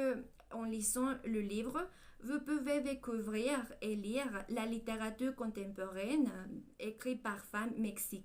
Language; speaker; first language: French; non-native, learner; Spanish